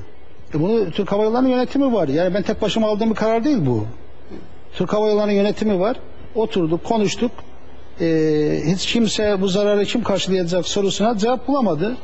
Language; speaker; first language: Turkish; native; Turkish